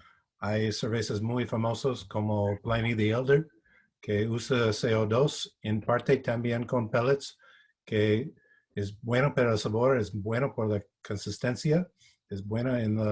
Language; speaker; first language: Spanish; non-native, fluent; English